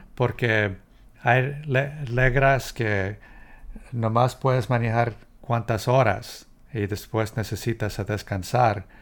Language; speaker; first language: Spanish; early bilingual, heritage; Spanish